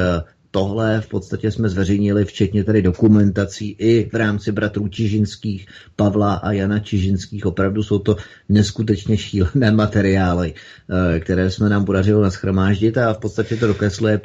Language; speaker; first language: Czech; native; Czech